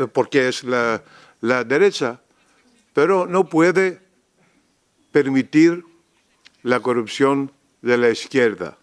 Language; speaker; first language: Spanish; non-native, learner; Greek